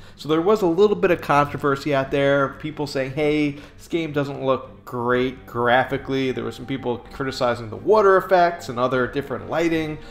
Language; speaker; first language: English; native; English